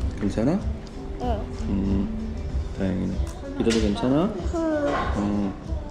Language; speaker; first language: Korean; native; Korean